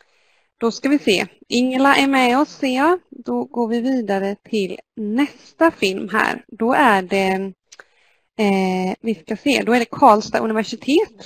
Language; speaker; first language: Swedish; native; Swedish